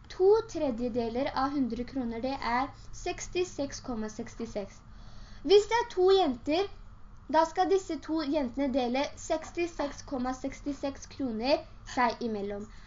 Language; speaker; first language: Norwegian; native; Norwegian